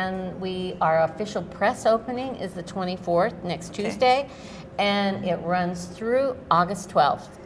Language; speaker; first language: English; native; English